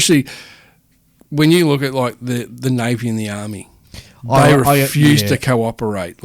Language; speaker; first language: English; native; English